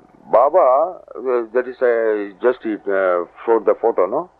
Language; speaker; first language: English; non-native, local second language; Marathi